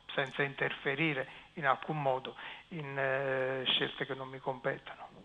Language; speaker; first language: Italian; native; Italian